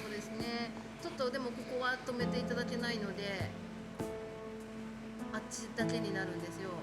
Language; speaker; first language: Japanese; native; Japanese